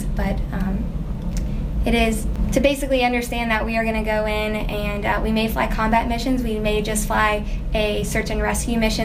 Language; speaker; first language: English; native; English